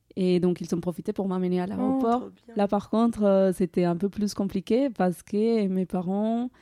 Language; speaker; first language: French; non-native, fluent; Spanish